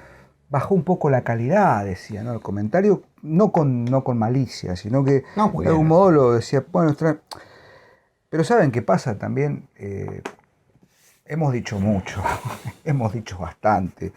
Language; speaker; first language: Spanish; native; Spanish